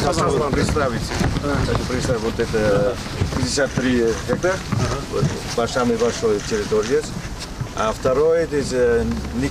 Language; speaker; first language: Russian; non-native, learner; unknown